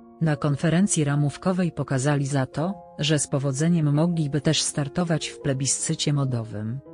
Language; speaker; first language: Polish; native; Polish